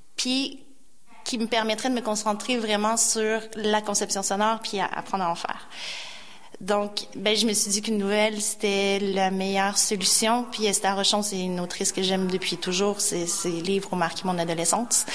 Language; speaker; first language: French; native; French